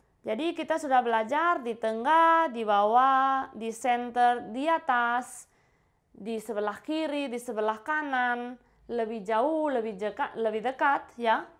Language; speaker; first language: Indonesian; non-native, fluent; Spanish